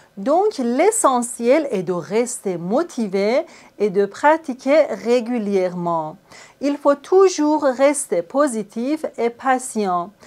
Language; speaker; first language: French; non-native, fluent; Persian